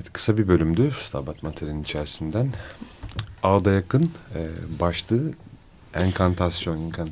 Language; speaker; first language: Turkish; native; Turkish